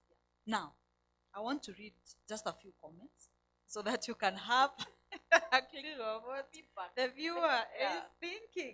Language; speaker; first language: English; non-native, local second language; Swahili